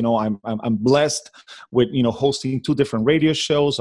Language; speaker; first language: English; non-native, fluent; Spanish